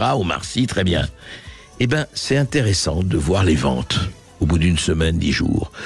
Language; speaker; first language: French; native; French